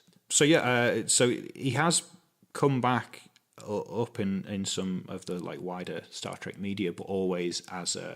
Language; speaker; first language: English; native; English